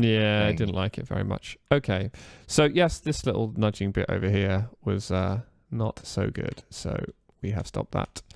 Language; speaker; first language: English; native; English